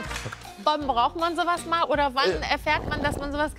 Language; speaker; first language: German; native; German